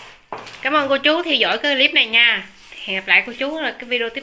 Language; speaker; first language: Vietnamese; native; Vietnamese